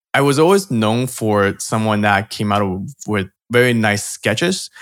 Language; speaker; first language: English; early bilingual, other home language; Chinese